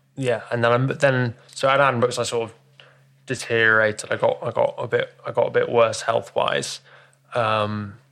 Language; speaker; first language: English; native; English